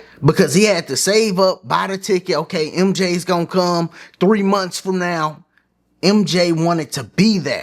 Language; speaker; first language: English; native; English